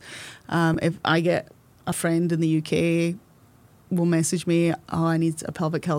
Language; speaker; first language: English; native; English